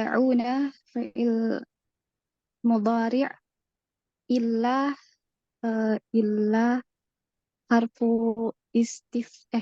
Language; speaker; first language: Arabic; non-native, learner; Indonesian